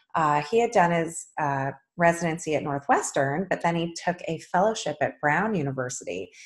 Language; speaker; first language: English; native; English